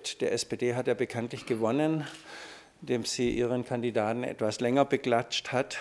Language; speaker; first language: German; native; German